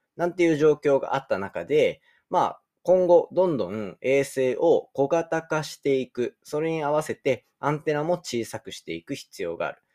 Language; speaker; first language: Japanese; native; Japanese